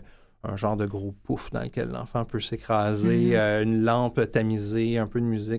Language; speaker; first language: French; native; French